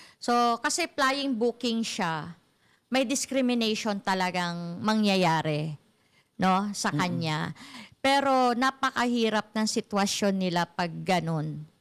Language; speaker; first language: Filipino; native; Filipino